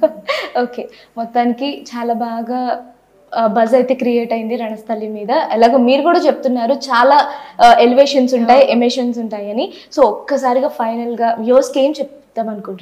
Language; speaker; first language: Telugu; native; Telugu